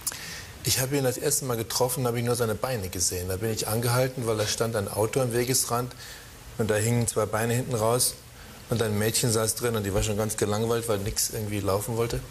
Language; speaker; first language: German; native; German